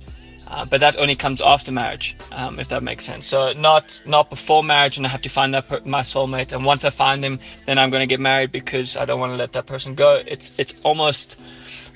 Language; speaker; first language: English; native; English